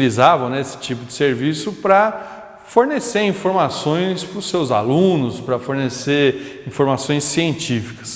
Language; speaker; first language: Portuguese; native; Portuguese